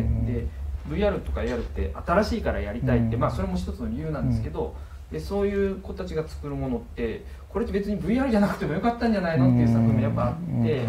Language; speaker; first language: Japanese; native; Japanese